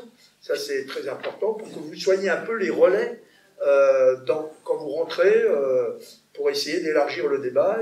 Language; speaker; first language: French; native; French